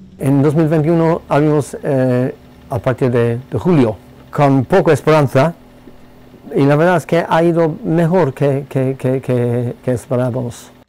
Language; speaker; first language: Spanish; non-native, fluent; English